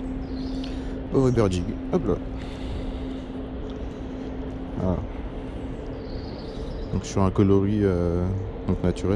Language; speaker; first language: French; native; French